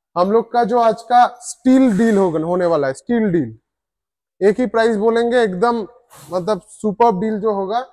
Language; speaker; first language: Hindi; non-native, local second language; Bangla